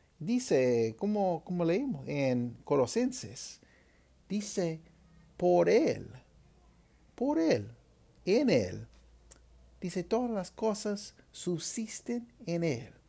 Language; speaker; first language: Spanish; non-native, fluent; English